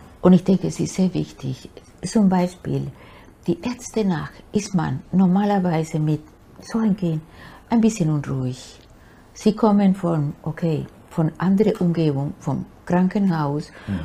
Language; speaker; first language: German; non-native, fluent; Spanish